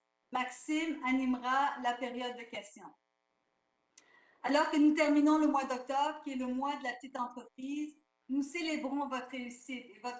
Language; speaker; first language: French; native; French